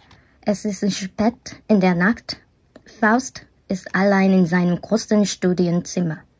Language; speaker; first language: German; non-native, learner; Korean